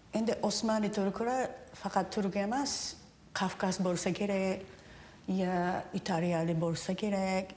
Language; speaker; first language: Uzbek; non-native, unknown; Japanese